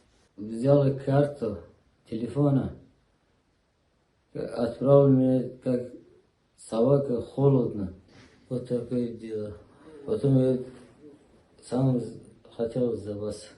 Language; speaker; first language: Russian; non-native, learner; Uzbek